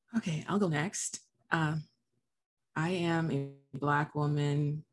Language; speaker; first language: English; early bilingual, other home language; Haitian Creole